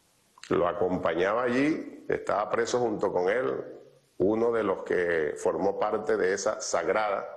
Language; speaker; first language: Spanish; native; Spanish